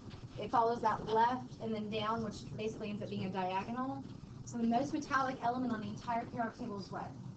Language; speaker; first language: English; native; English